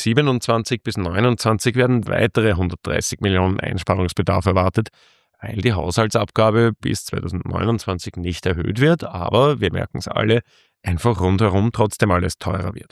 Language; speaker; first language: German; native; German